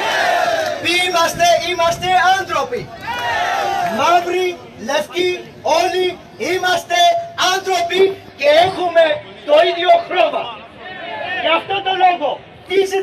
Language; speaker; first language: Greek; non-native, fluent; Urdu